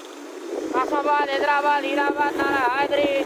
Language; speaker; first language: Hindi; non-native, local second language; Sindhi